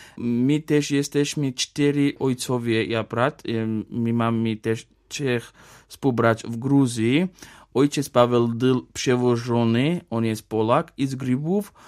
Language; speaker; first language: Polish; non-native, learner; Georgian